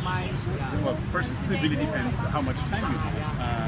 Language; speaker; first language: English; non-native, fluent; German